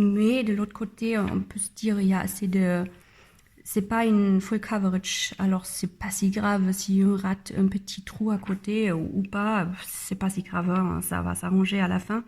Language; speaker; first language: French; non-native, learner; German